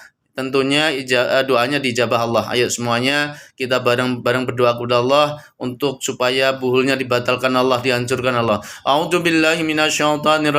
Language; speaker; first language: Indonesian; native; Indonesian